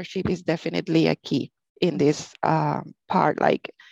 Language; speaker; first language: English; non-native, fluent; Spanish